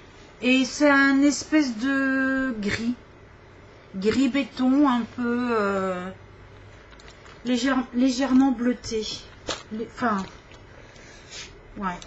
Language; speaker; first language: French; native; French